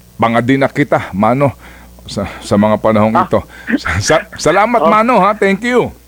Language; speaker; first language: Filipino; non-native, local second language; Waray